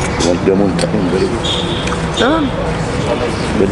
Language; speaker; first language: English; non-native, learner; Arabic